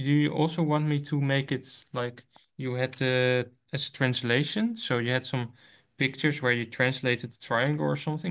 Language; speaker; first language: English; non-native, fluent; Dutch